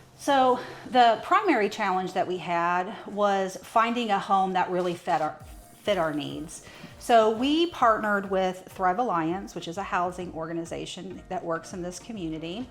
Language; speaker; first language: English; native; English